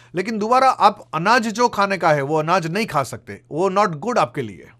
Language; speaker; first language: Hindi; non-native, local second language; Gujarati